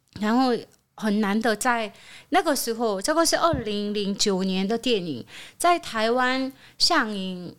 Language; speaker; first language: Chinese; non-native, fluent; Korean